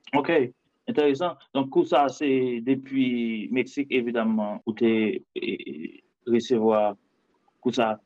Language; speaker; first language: French; non-native, local second language; Haitian Creole